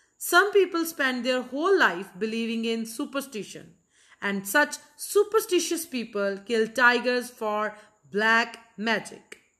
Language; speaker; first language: English; non-native, local second language; Punjabi